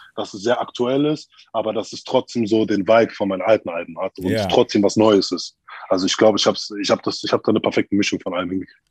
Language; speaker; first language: German; native; German